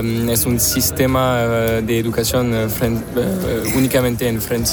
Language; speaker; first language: Spanish; non-native, learner; French